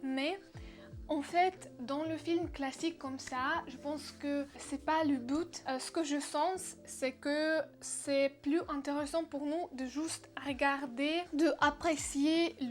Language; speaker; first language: French; non-native, learner; Russian